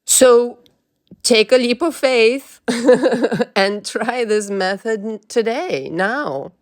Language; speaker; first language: English; non-native, fluent; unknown